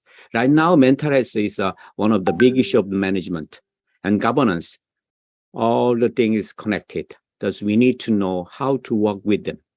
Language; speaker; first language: English; non-native, fluent; Korean